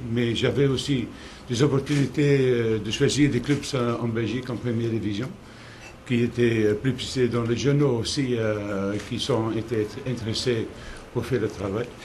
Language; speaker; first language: French; non-native, local second language; Dutch